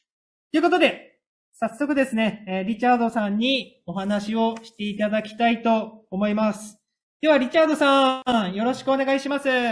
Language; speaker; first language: Japanese; native; Japanese